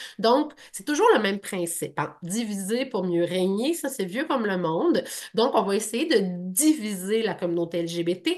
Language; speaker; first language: French; native; French